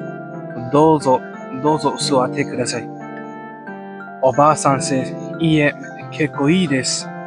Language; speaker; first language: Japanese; non-native, learner; English